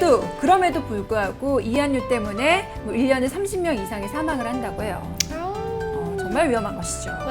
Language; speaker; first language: Korean; native; Korean